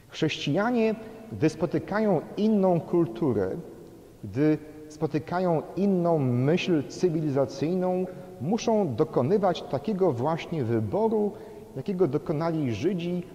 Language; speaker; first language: Polish; native; Polish